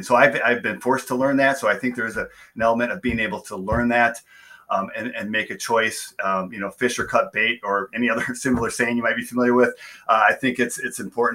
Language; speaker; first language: English; native; English